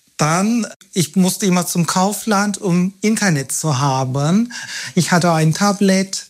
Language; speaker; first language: German; non-native, fluent; Turkish